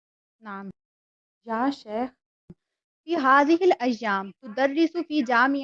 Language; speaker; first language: Arabic; non-native, fluent; Urdu